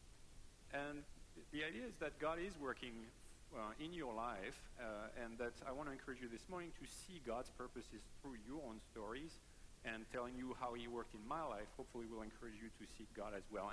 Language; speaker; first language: English; non-native, fluent; French